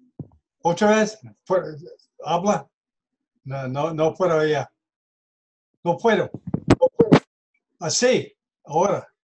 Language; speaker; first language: Spanish; non-native, learner; English